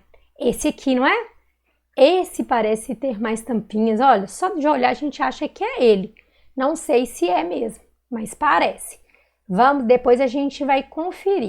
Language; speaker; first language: Portuguese; native; Portuguese